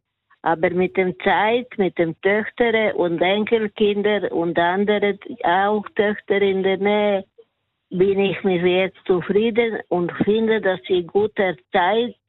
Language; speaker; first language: German; non-native, fluent; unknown